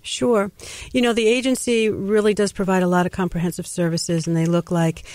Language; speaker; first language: English; native; English